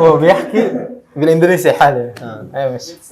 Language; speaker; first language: Arabic; non-native, fluent; Indonesian